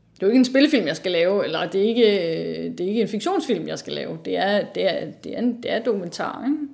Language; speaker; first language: Danish; native; Danish